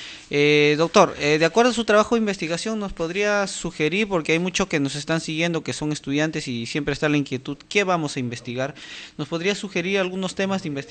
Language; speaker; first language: Spanish; native; Spanish